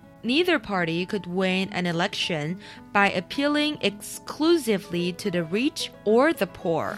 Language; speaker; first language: English; non-native, fluent; Chinese